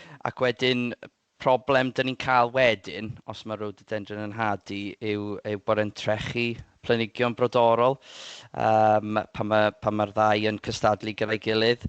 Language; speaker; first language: Welsh; native; Welsh